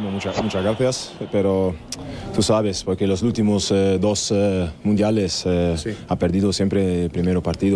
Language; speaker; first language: Spanish; non-native, learner; German